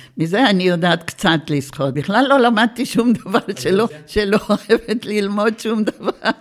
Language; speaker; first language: Hebrew; early bilingual, other home language; Bulgarian